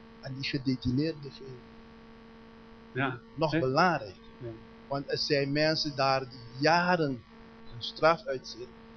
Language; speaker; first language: Dutch; non-native, learner; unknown